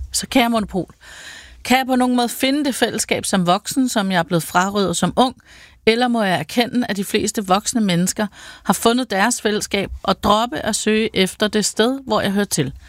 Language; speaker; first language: Danish; native; Danish